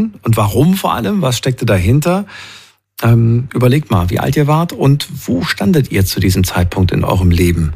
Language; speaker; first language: German; native; German